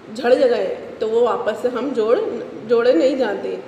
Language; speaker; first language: Hindi; non-native, local second language; Marathi